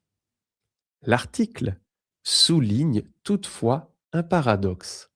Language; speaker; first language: French; native; French